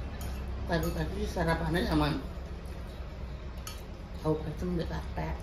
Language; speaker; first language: Indonesian; non-native, local second language; Javanese